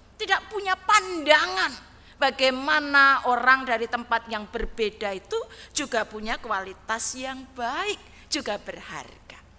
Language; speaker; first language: Indonesian; non-native, local second language; Javanese